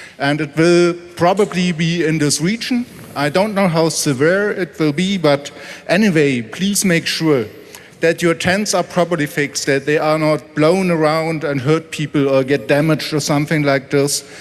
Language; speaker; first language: English; non-native, fluent; German